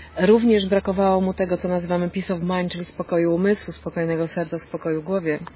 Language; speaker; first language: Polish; native; Polish